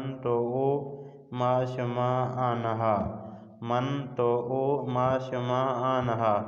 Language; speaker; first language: Persian; non-native, fluent; Urdu